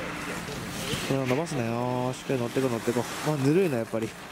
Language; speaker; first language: Japanese; native; Japanese